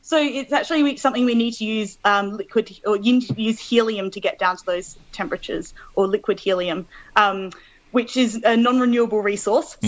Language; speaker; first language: English; native; English